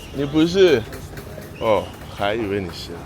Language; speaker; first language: Chinese; non-native, fluent; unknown